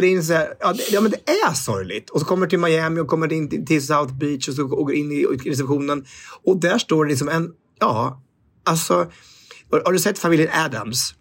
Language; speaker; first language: Swedish; native; Swedish